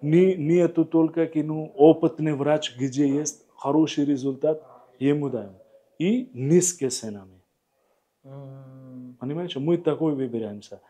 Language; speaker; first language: Russian; non-native, learner; Hindi